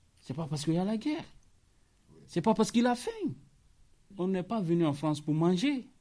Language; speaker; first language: French; non-native, local second language; Fula